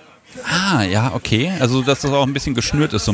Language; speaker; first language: German; native; German